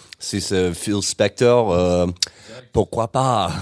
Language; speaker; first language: French; non-native, learner; English